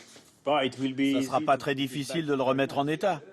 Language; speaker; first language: French; native; French